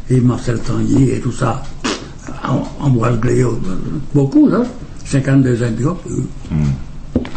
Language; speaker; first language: French; native; French